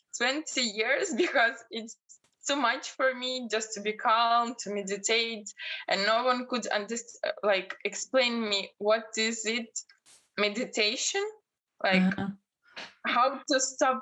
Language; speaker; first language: English; non-native, fluent; Russian